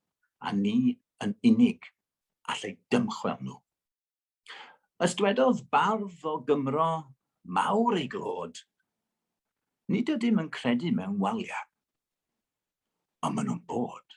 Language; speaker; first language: Welsh; native; Welsh